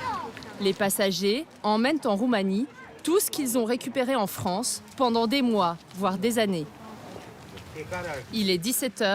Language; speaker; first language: French; native; French